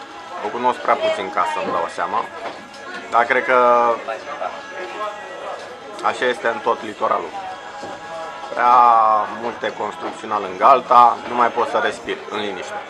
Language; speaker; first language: Romanian; native; Romanian